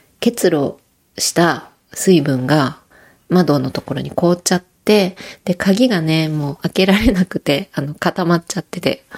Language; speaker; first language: Japanese; native; Japanese